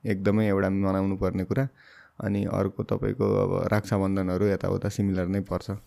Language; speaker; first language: Nepali; non-native, local second language; Bhojpuri